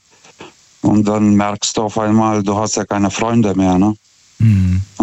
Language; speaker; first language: German; non-native, fluent; Lithuanian